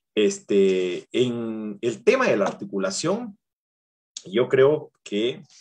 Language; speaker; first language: Spanish; native; Spanish